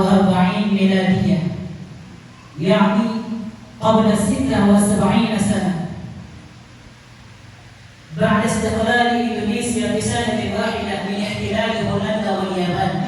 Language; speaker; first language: Arabic; non-native, fluent; Achinese